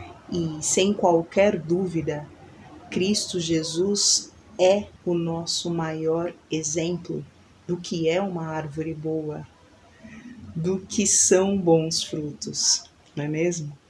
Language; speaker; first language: Portuguese; native; Portuguese